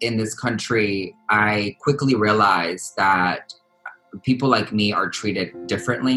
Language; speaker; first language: English; native; English